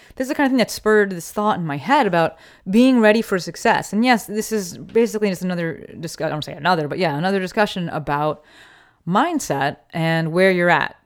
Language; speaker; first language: English; native; English